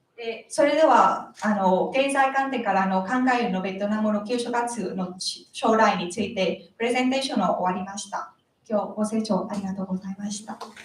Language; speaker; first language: Japanese; non-native, learner; Vietnamese